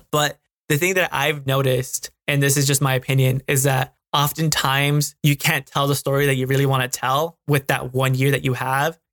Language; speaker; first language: English; native; English